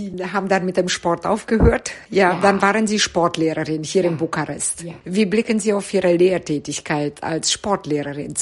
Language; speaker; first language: German; native; German